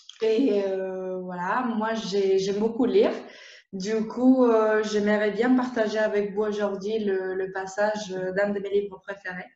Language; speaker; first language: French; non-native, fluent; Spanish